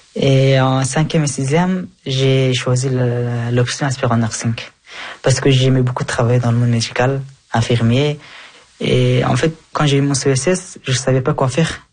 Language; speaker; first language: French; early bilingual, other home language; Persian